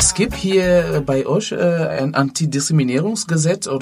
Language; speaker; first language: German; non-native, learner; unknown